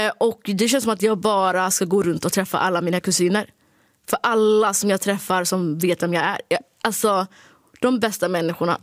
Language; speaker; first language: Swedish; early bilingual, other home language; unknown